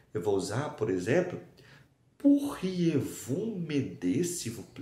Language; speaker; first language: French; non-native, fluent; Portuguese